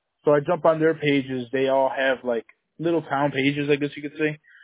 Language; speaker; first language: English; early bilingual, other home language; Spanish